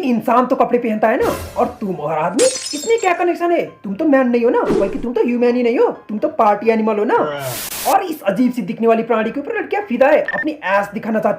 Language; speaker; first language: Hindi; native; Hindi